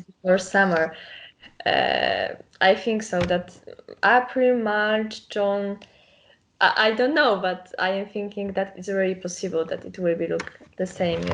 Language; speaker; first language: English; non-native, learner; Polish